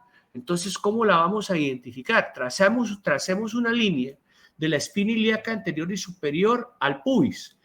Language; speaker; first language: Spanish; native; Spanish